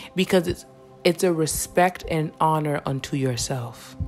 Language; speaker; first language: English; native; English